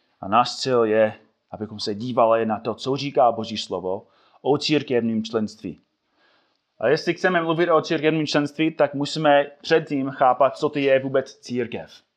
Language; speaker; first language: Czech; non-native, fluent; English